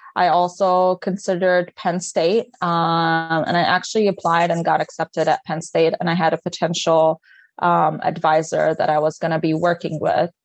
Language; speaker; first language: English; non-native, fluent; Arabic